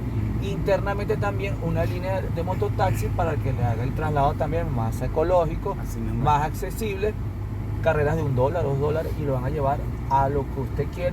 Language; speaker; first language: Spanish; native; Spanish